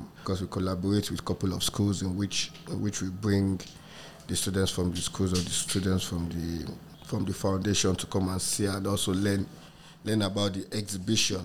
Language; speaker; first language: English; non-native, local second language; Yoruba